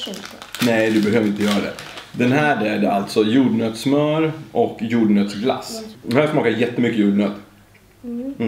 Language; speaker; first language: Swedish; native; Swedish